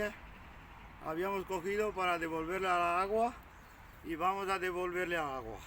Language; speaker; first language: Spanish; non-native, fluent; Punjabi